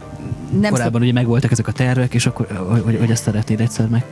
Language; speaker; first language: Hungarian; native; Hungarian